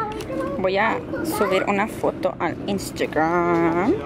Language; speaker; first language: Spanish; native; Spanish